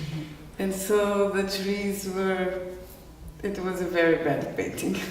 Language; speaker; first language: English; non-native, fluent; Portuguese